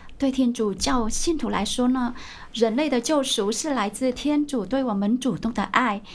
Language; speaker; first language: Chinese; non-native, fluent; Vietnamese